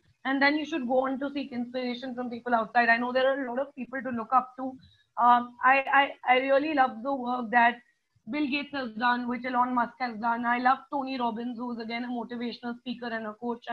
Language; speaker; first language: English; non-native, local second language; Hindi